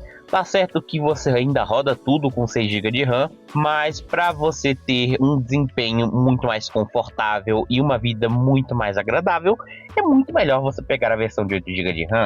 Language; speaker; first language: Portuguese; native; Portuguese